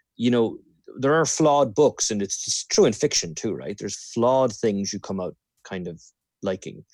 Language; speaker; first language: English; native; English